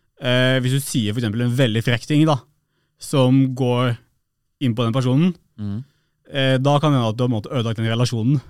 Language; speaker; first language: Norwegian; early bilingual, other home language; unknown